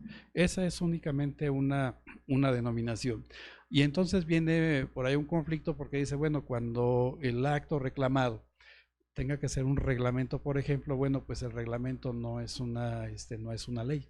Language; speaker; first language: Spanish; native; Spanish